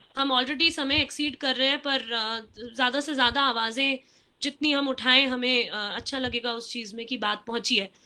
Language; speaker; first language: Hindi; native; Hindi